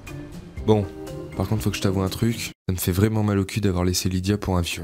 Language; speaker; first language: French; native; French